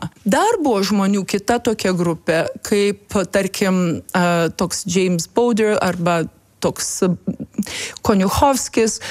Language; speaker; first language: Lithuanian; native; Lithuanian